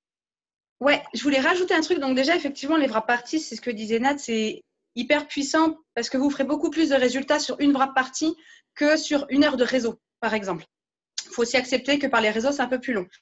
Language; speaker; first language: French; native; French